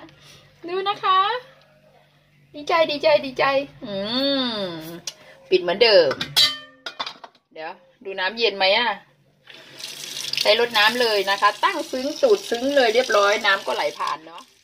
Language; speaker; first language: Thai; native; Thai